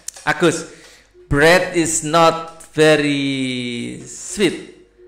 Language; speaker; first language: English; non-native, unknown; Indonesian